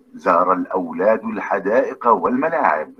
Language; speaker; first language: Arabic; non-native, learner; Indonesian